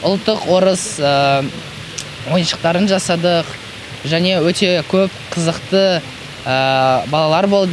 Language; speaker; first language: Kazakh; non-native, local second language; Russian